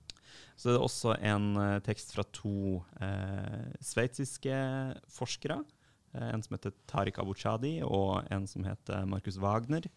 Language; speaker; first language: Norwegian; native; Norwegian